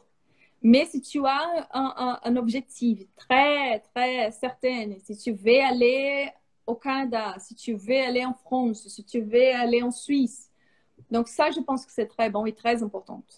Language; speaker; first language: French; non-native, fluent; Portuguese